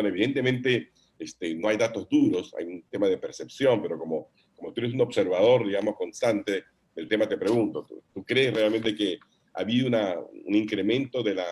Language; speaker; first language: Spanish; native; Spanish